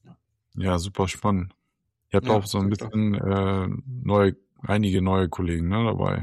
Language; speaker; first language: German; native; German